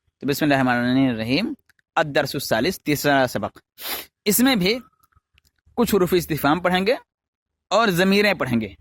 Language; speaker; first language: Urdu; native; Urdu